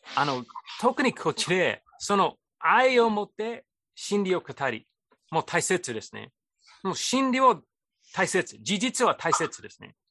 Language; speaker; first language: Japanese; non-native, fluent; English